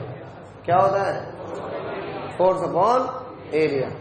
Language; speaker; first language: Hindi; native; Hindi